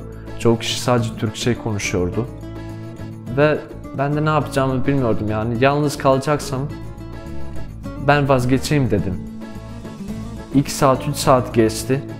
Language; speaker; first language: Turkish; non-native, fluent; Bosnian